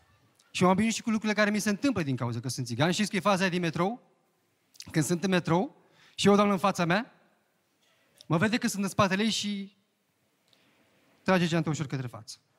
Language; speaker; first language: Romanian; native; Romanian